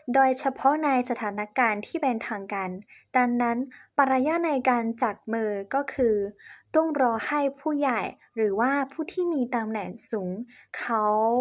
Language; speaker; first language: Thai; non-native, fluent; Chinese